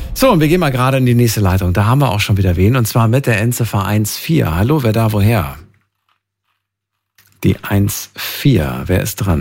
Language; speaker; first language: German; native; German